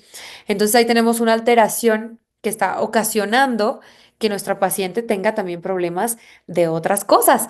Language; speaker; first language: Spanish; native; Spanish